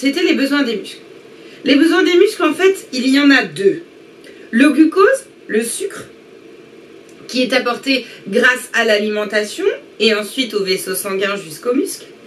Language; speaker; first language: French; native; French